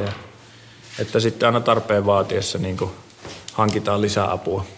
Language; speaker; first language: Finnish; native; Finnish